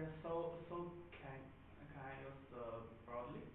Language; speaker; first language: English; non-native, learner; Chinese